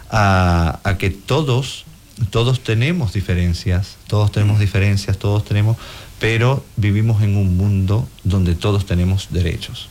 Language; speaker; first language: Spanish; native; Spanish